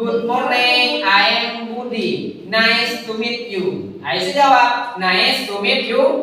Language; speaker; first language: English; non-native, learner; Indonesian